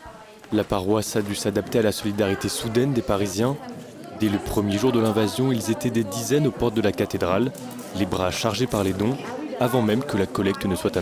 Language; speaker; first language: French; native; French